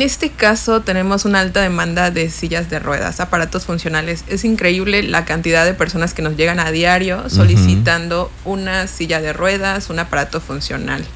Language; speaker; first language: Spanish; native; Spanish